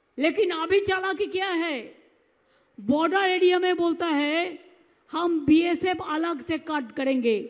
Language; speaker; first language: Hindi; non-native, local second language; Bangla